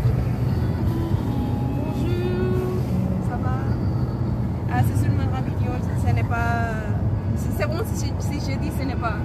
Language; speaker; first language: French; non-native, learner; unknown